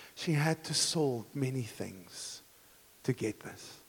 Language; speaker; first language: English; non-native, local second language; Afrikaans